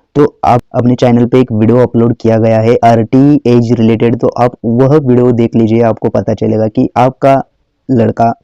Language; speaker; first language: Hindi; non-native, local second language; Marathi